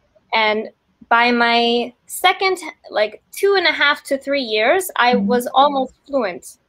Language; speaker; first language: English; non-native, fluent; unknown